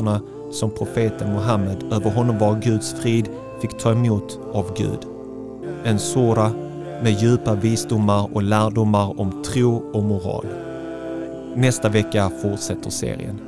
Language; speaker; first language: Swedish; native; Swedish